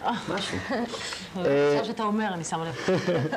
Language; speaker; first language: Hebrew; native; Hebrew